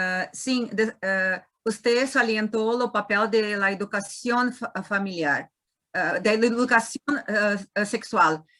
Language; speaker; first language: Spanish; non-native, learner; Portuguese